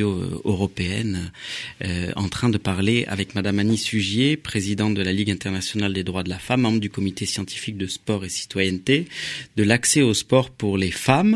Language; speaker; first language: French; native; French